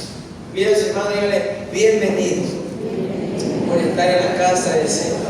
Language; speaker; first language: Spanish; native; Spanish